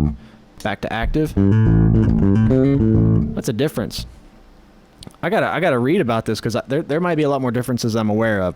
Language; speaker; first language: English; native; English